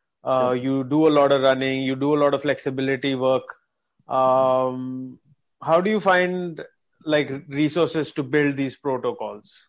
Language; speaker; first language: English; non-native, local second language; Hindi